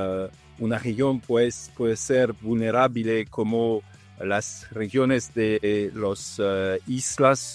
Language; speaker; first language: Spanish; non-native, learner; Italian